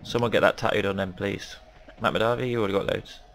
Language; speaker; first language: English; native; English